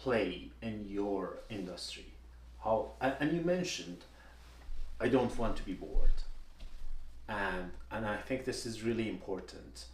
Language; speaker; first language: English; non-native, fluent; Persian